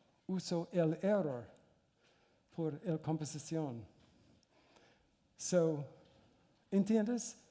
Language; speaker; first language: Spanish; non-native, learner; English